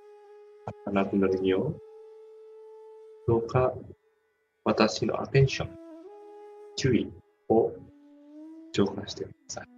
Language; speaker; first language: Japanese; non-native, fluent; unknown